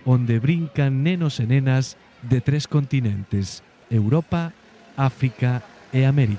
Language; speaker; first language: Galician; native; Galician